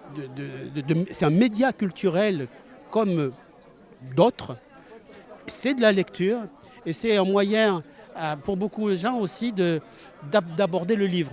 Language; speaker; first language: French; native; French